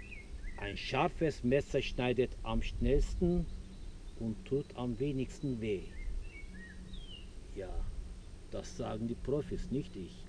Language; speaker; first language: German; non-native, fluent; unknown